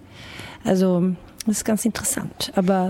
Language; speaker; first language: German; non-native, fluent; Swedish